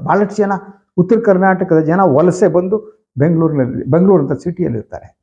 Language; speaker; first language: Kannada; native; Kannada